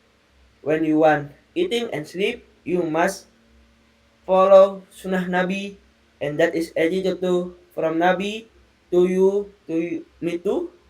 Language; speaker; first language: English; non-native, learner; Indonesian